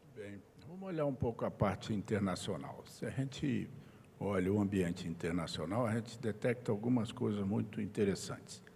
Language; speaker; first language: Portuguese; native; Portuguese